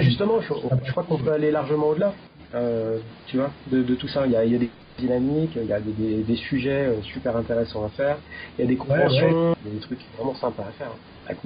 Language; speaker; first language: French; native; French